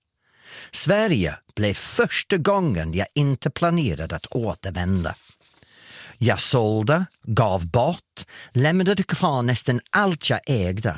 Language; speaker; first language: Swedish; non-native, fluent; English